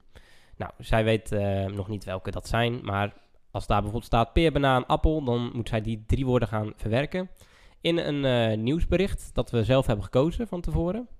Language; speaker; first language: Dutch; native; Dutch